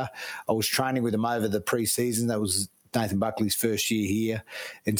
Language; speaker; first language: English; native; English